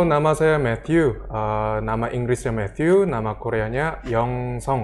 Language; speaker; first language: Indonesian; early bilingual, other home language; Korean